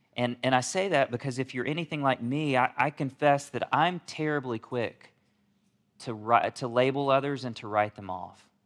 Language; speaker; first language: English; native; English